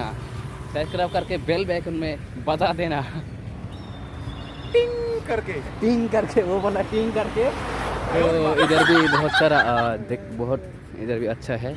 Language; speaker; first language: Hindi; non-native, local second language; Kok Borok